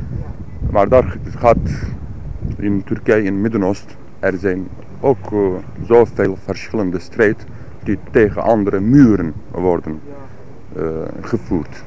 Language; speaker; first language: Dutch; non-native, learner; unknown